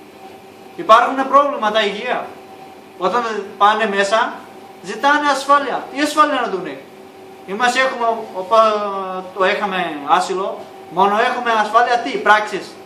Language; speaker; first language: Greek; non-native, learner; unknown